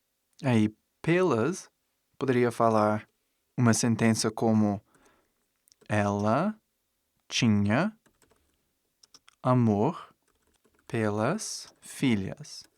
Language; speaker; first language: Portuguese; non-native, fluent; English